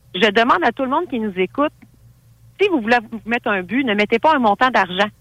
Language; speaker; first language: French; native; French